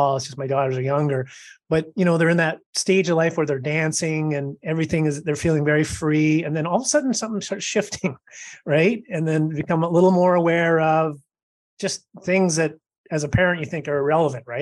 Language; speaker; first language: English; native; English